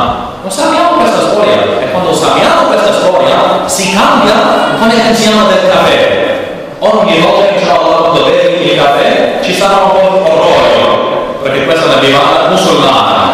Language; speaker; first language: Italian; non-native, learner; English